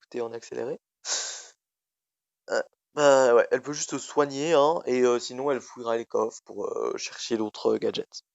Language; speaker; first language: French; native; French